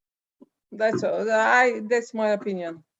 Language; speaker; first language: English; non-native, learner; Bulgarian